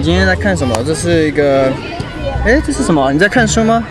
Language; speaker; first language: Chinese; early bilingual, heritage; Chinese